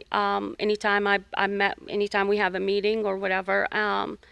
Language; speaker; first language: English; non-native, fluent; Arabic